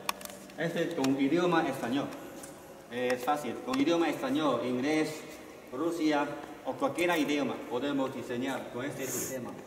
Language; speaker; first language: Spanish; non-native, learner; Chinese